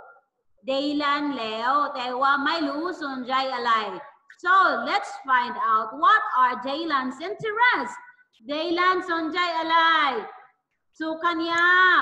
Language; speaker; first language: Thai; non-native, learner; Filipino